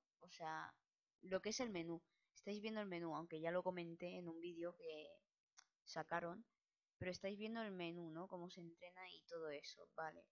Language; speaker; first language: Spanish; native; Spanish